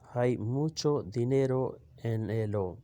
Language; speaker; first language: Spanish; non-native, learner; Urdu